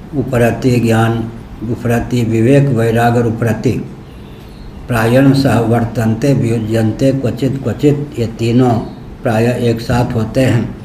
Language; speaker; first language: Hindi; non-native, local second language; Maithili